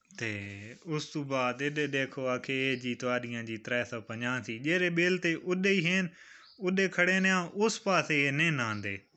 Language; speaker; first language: Punjabi; non-native, local second language; Saraiki